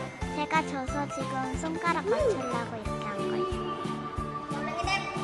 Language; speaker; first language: Korean; early bilingual, heritage; Korean